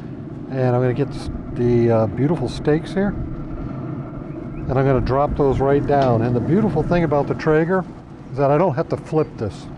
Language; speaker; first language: English; native; English